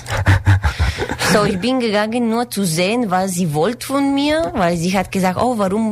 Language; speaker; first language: German; non-native, learner; Spanish